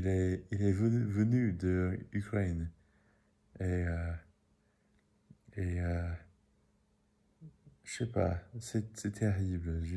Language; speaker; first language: French; non-native, learner; English